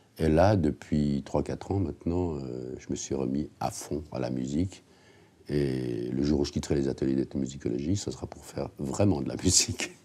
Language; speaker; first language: French; native; French